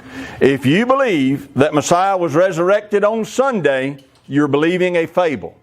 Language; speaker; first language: English; native; English